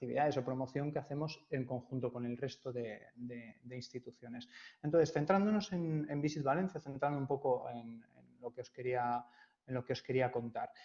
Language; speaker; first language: Spanish; native; Spanish